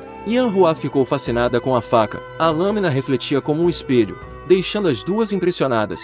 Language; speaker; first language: Portuguese; native; Portuguese